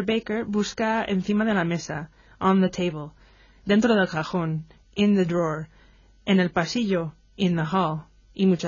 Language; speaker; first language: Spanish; non-native, fluent; English